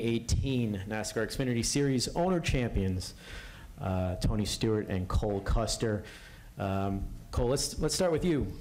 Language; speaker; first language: English; native; English